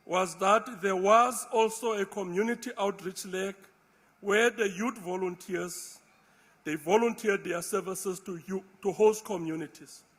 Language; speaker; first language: English; non-native, local second language; Afrikaans